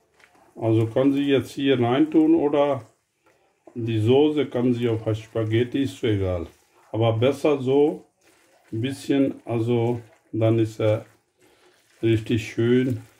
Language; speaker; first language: German; non-native, fluent; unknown